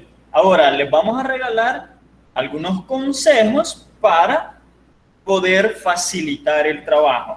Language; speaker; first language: Spanish; native; Spanish